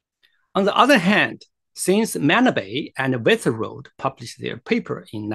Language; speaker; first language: English; non-native, fluent; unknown